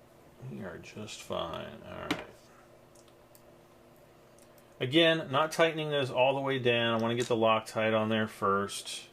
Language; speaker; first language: English; native; English